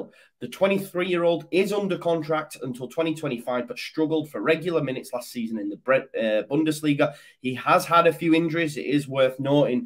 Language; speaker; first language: English; native; English